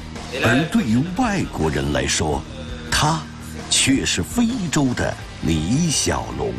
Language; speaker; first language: Chinese; native; Chinese